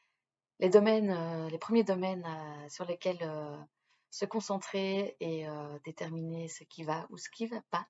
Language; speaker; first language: French; native; French